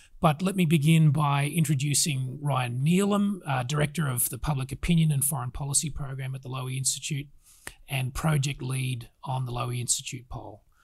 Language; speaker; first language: English; native; English